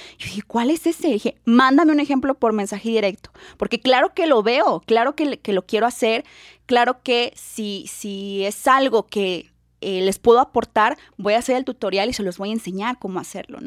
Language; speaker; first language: Spanish; native; Spanish